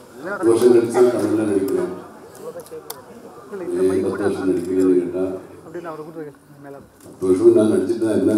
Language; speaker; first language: Tamil; non-native, fluent; Malayalam